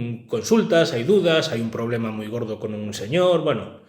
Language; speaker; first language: Spanish; native; Spanish